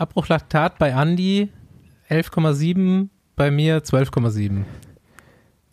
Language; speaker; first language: German; native; German